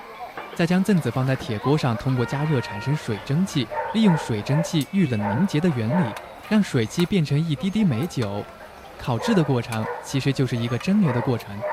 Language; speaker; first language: Chinese; native; Chinese